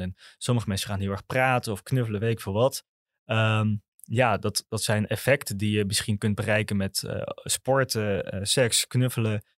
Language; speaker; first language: Dutch; native; Dutch